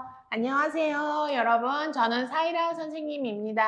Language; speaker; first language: Korean; non-native, fluent; Spanish